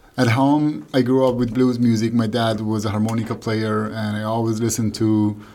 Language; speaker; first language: English; non-native, fluent; Persian